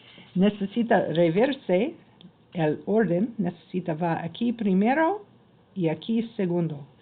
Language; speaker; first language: Spanish; non-native, learner; English